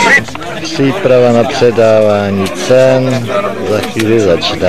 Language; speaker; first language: Czech; native; Czech